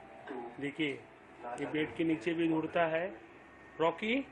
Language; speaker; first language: Hindi; native; Hindi